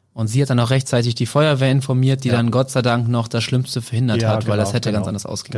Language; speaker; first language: German; native; German